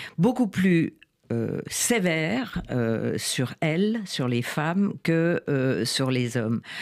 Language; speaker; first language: French; native; French